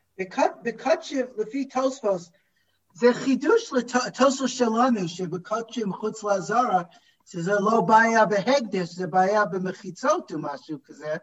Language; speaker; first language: Hebrew; non-native, fluent; English